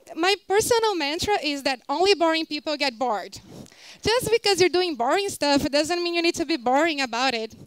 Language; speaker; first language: English; non-native, fluent; Portuguese